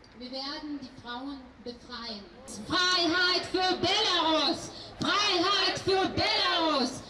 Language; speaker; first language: German; non-native, learner; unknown